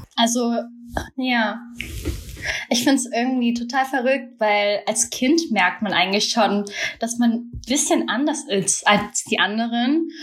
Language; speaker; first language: German; early bilingual, other home language; Vietnamese